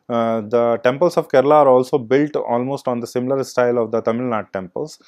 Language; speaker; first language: English; non-native, local second language; Hindi